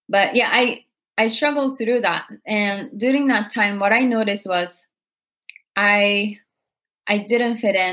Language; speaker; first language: English; non-native, fluent; Japanese